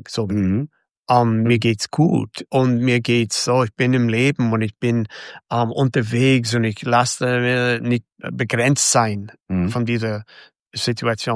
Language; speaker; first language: German; non-native, fluent; English